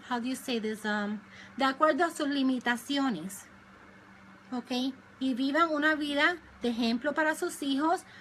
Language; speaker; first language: Spanish; early bilingual, other home language; English